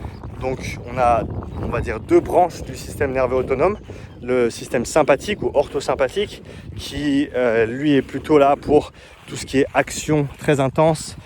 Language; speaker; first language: French; native; French